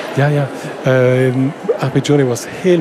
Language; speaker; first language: Dutch; non-native, fluent; French